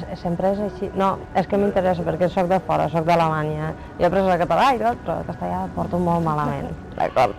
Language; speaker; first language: Catalan; non-native, fluent; German